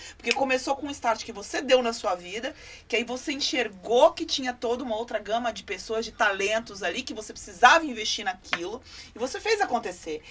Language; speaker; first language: Portuguese; native; Portuguese